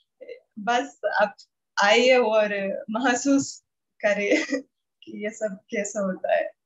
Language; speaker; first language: Hindi; non-native, learner; Russian